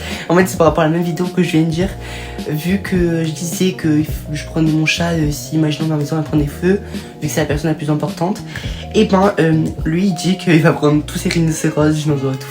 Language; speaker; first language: French; native; French